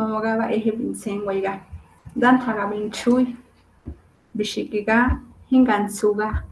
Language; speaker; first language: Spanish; non-native, local second language; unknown